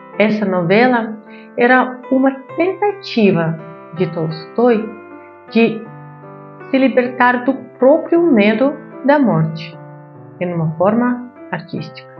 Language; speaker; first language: Portuguese; non-native, fluent; Russian